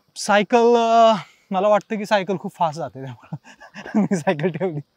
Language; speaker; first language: Marathi; native; Marathi